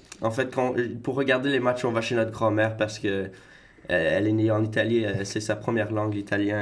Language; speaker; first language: French; native; French